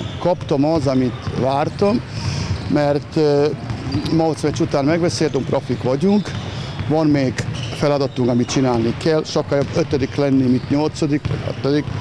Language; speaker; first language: Hungarian; non-native, learner; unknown